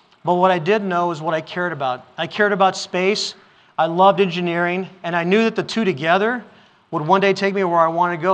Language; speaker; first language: English; native; English